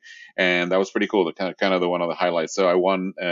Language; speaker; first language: English; non-native, fluent; Spanish